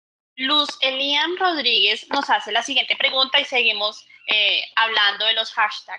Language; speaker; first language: Spanish; native; Spanish